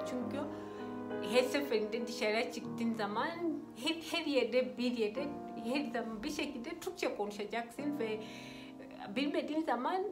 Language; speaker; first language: Turkish; non-native, fluent; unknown